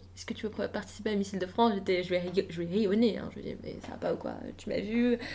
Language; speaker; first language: French; native; French